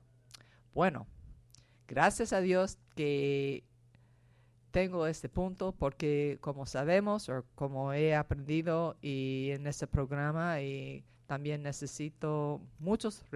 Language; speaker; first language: Spanish; non-native, fluent; English